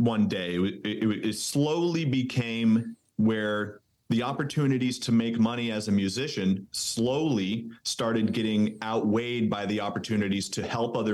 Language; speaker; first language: English; native; English